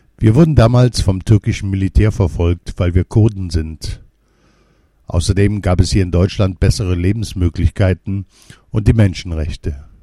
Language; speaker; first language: German; early bilingual, other home language; Kurdish